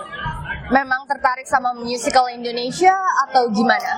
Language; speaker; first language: Indonesian; native; Indonesian